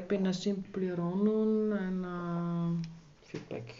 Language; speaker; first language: Greek; non-native, learner; German